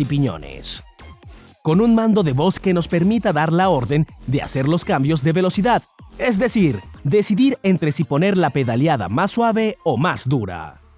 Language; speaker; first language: Spanish; native; Spanish